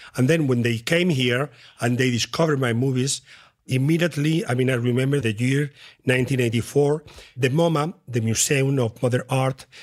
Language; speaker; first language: English; non-native, fluent; Spanish